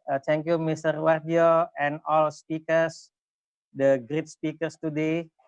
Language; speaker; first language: English; non-native, local second language; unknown